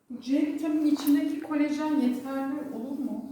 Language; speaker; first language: Turkish; non-native, learner; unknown